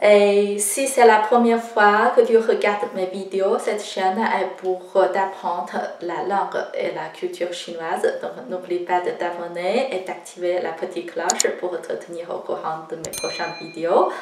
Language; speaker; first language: French; non-native, fluent; Chinese